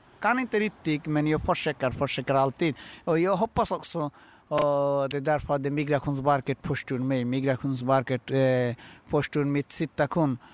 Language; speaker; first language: Swedish; non-native, learner; Bangla